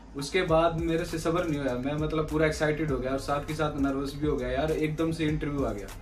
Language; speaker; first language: Hindi; native; Hindi